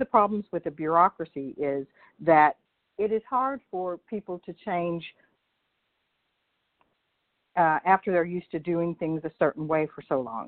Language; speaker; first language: English; native; English